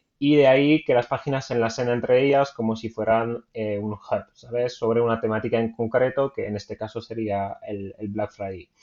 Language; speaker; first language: Spanish; non-native, fluent; French